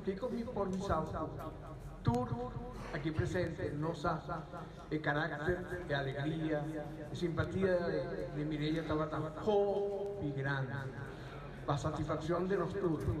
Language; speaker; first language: Spanish; non-native, learner; Papiamento